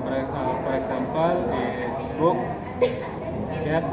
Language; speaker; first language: English; non-native, learner; Indonesian